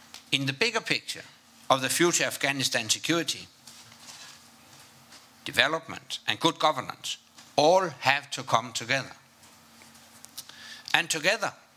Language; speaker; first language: English; non-native, fluent; Danish